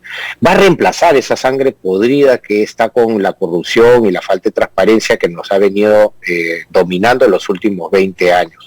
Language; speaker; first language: Spanish; native; Spanish